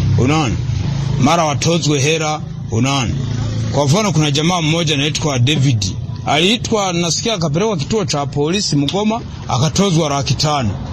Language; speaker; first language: Swahili; non-native, local second language; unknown